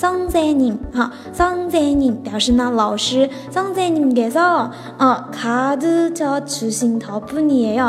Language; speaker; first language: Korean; non-native, fluent; Chinese